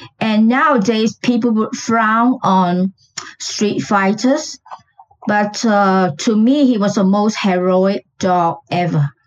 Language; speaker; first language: English; non-native, local second language; Chinese